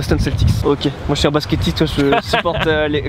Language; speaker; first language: French; native; French